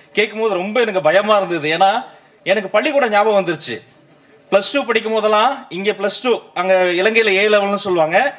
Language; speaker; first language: Tamil; native; Tamil